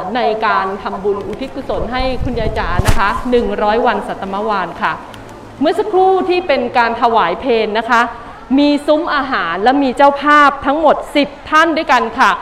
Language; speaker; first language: Thai; native; Thai